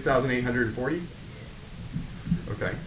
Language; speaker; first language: English; native; English